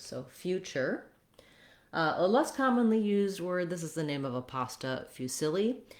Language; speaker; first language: English; native; English